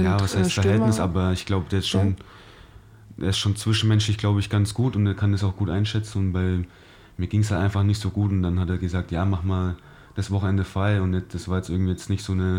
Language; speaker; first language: German; native; German